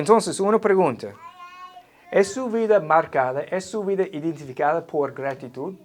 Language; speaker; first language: Spanish; non-native, fluent; English